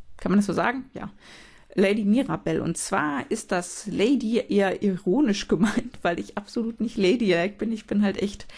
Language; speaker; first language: German; native; German